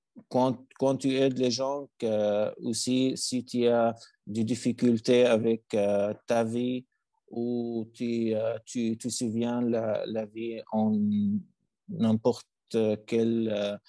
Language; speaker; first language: French; non-native, learner; Arabic